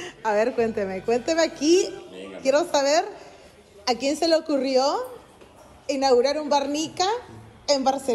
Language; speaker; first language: Spanish; native; Spanish